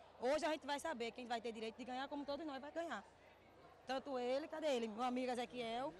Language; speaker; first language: Portuguese; native; Portuguese